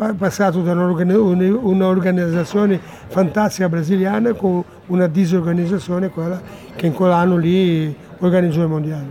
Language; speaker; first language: Italian; non-native, fluent; Portuguese